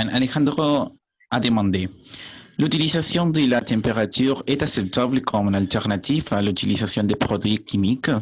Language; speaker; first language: French; non-native, learner; Spanish